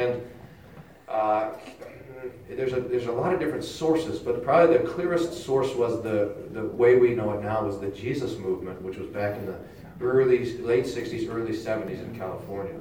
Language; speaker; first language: English; native; English